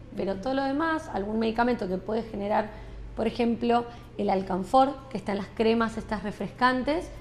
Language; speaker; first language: Spanish; native; Spanish